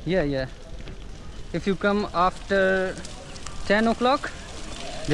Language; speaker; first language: English; non-native, learner; Hindi